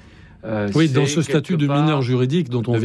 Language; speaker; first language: French; native; French